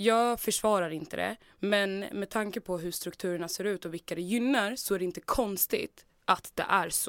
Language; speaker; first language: Swedish; native; Swedish